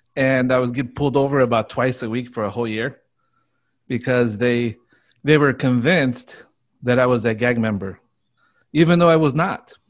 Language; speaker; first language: English; native; English